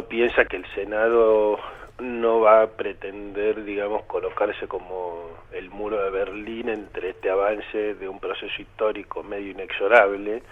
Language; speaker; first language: Spanish; native; Spanish